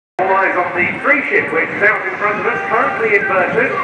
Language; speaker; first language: English; native; English